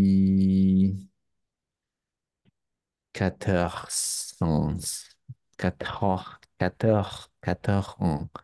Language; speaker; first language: French; non-native, learner; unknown